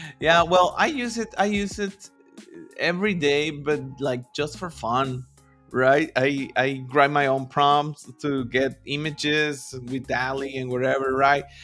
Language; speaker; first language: English; non-native, fluent; Spanish